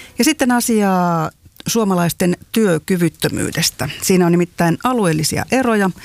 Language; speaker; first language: Finnish; native; Finnish